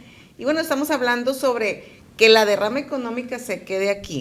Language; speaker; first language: Spanish; native; Spanish